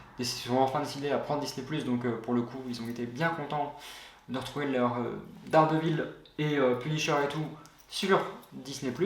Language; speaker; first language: French; native; French